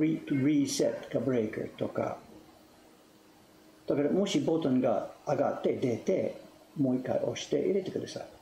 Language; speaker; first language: Japanese; non-native, fluent; English